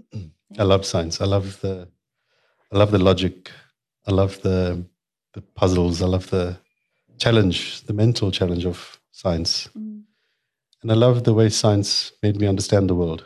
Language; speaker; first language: English; native; English